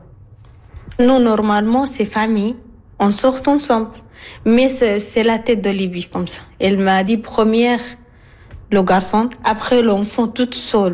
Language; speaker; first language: French; non-native, learner; Arabic